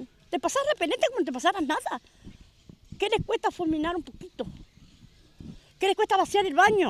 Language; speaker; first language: Spanish; native; Spanish